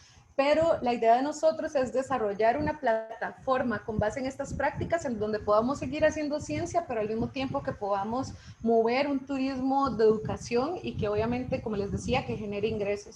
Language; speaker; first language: Spanish; native; Spanish